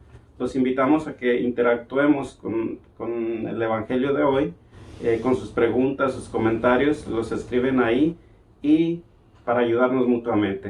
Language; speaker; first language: Spanish; native; Spanish